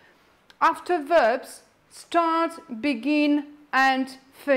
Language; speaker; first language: English; non-native, fluent; Polish